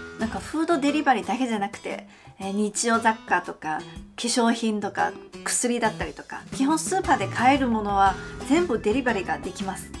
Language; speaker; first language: Japanese; non-native, fluent; Chinese